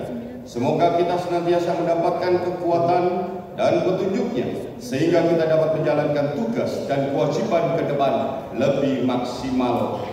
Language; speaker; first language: Indonesian; native; Indonesian